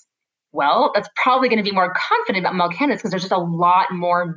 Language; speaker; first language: English; native; English